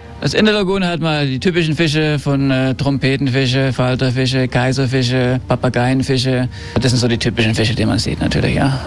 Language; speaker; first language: German; early bilingual, heritage; German